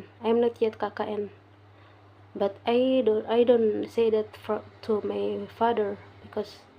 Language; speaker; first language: English; non-native, learner; Indonesian